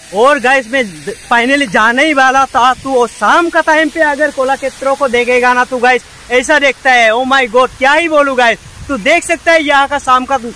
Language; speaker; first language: Hindi; non-native, local second language; Assamese